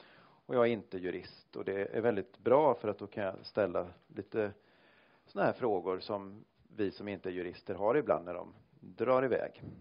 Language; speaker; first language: Swedish; native; Swedish